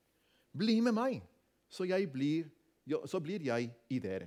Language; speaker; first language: Norwegian; non-native, fluent; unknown